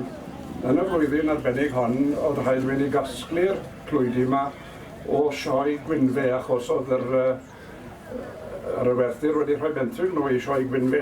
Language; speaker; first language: Welsh; native; Welsh